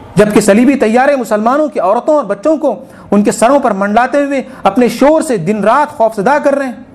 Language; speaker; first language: Urdu; native; Urdu